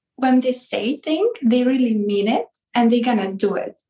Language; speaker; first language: English; non-native, fluent; Ukrainian